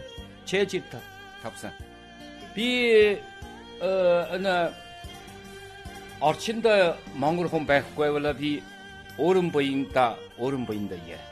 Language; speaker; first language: Mongolian; non-native, local second language; Chinese